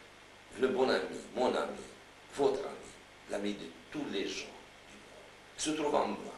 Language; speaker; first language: French; non-native, fluent; Romanian